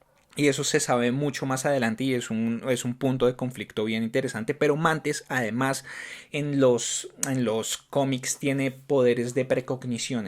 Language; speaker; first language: Spanish; native; Spanish